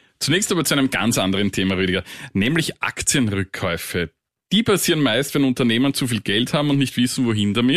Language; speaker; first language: German; native; German